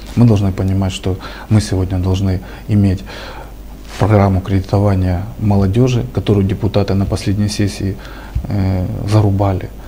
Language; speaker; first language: Russian; native; Russian